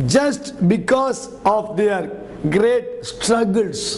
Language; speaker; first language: English; non-native, local second language; Tamil